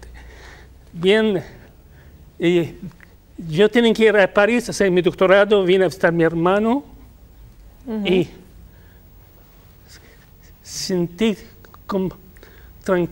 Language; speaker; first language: Spanish; non-native, fluent; Arabic